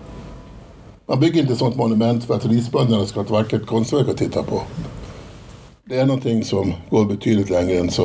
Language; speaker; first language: Swedish; native; Swedish